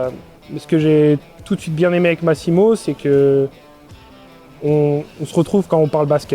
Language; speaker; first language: French; native; French